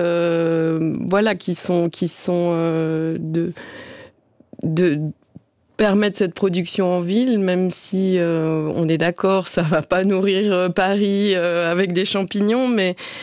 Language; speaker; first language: French; native; French